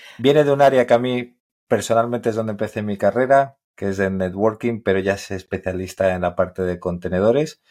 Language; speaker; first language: Spanish; native; Spanish